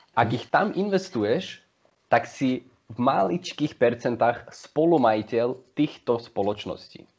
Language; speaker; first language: Slovak; early bilingual, heritage; Slovak